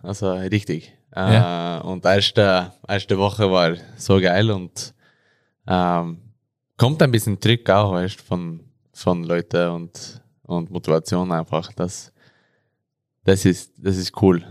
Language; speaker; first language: German; non-native, learner; Norwegian